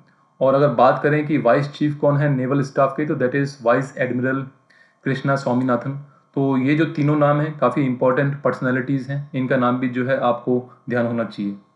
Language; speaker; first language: Hindi; native; Hindi